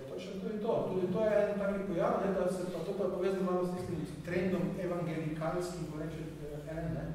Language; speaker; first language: Slovenian; native; Slovenian